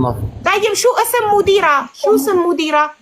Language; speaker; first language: Arabic; non-native, learner; Amharic